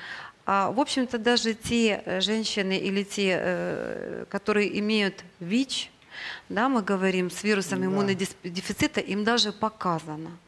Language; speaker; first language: Russian; native; Russian